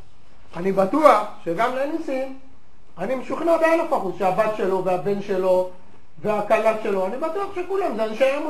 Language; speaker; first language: Hebrew; native; Hebrew